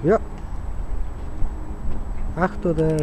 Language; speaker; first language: German; non-native, learner; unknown